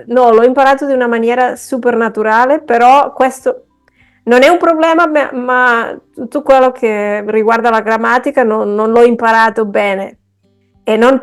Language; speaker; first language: Italian; non-native, fluent; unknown